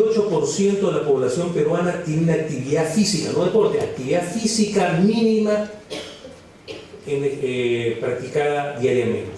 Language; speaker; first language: Spanish; native; Spanish